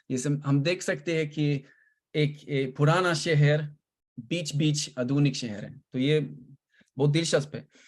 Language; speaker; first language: Hindi; non-native, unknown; Swedish